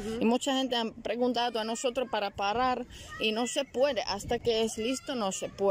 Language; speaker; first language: Spanish; non-native, learner; Finnish